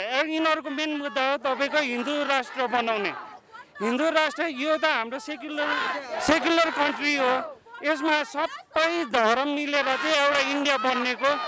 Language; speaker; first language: Nepali; native; Nepali